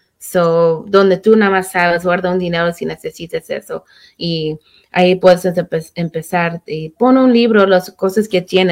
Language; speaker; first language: Spanish; early bilingual, heritage; Spanish